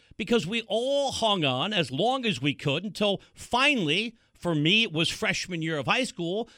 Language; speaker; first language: English; native; English